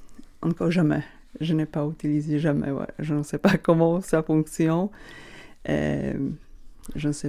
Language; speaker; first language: French; non-native, learner; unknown